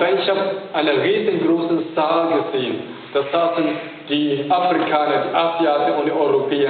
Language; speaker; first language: German; non-native, fluent; Chinese